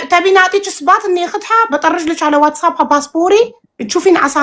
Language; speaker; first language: Arabic; non-native, fluent; Amharic